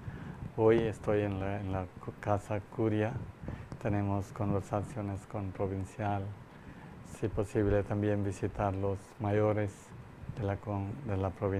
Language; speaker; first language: Spanish; non-native, learner; Malayalam